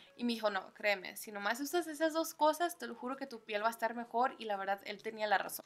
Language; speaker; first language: Spanish; early bilingual, heritage; Spanish